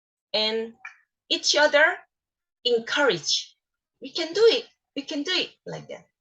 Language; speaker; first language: English; non-native, learner; Korean